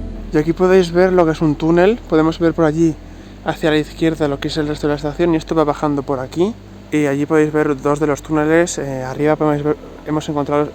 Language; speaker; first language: Spanish; native; Spanish